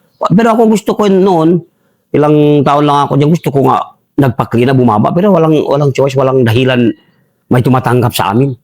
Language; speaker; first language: Filipino; non-native, local second language; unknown